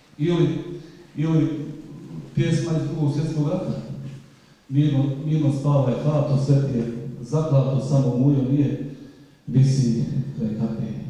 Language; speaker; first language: Croatian; native; Croatian